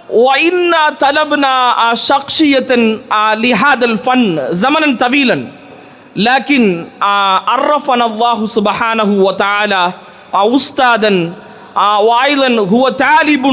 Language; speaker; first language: Arabic; non-native, fluent; Tamil